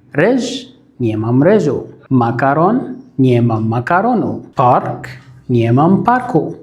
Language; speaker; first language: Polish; non-native, fluent; Arabic